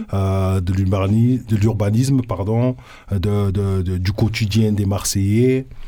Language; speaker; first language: French; native; French